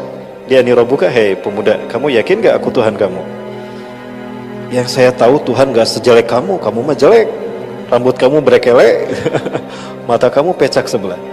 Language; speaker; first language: Indonesian; non-native, local second language; Sundanese